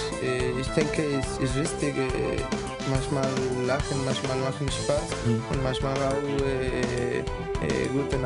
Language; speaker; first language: German; non-native, learner; Spanish